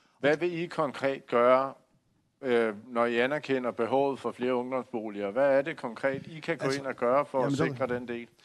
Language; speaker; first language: Danish; native; Danish